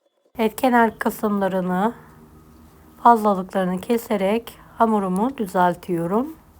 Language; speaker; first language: Turkish; native; Turkish